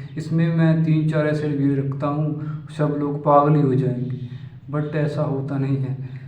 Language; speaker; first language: Hindi; native; Hindi